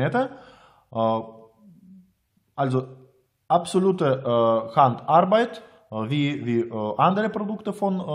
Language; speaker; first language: German; non-native, learner; Russian